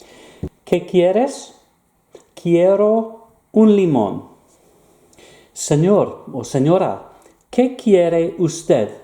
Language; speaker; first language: Spanish; non-native, fluent; English